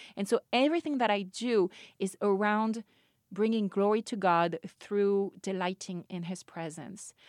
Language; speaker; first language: English; non-native, fluent; French